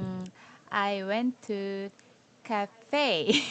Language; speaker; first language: English; non-native, learner; Korean